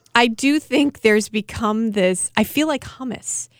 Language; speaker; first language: English; native; English